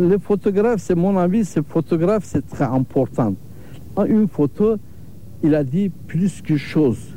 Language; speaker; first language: French; non-native, learner; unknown